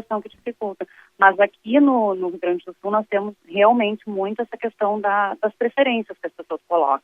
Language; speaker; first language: Portuguese; native; Portuguese